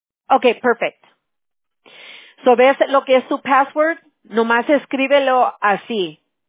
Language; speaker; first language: Spanish; early bilingual, heritage; Spanish